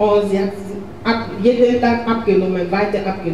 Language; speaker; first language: German; non-native, learner; French